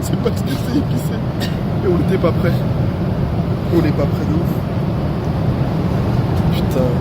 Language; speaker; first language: French; native; French